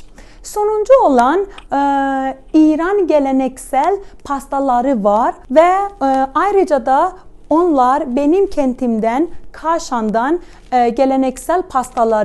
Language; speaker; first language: Turkish; non-native, fluent; Persian